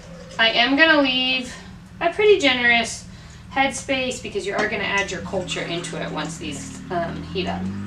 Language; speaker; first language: English; native; English